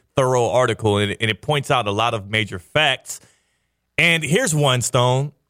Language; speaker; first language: English; native; English